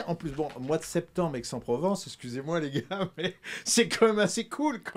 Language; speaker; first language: French; native; French